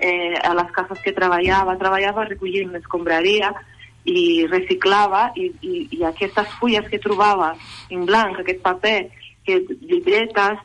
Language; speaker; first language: Catalan; non-native, fluent; Portuguese